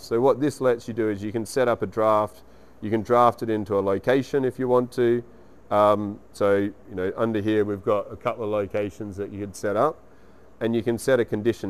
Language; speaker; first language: English; native; English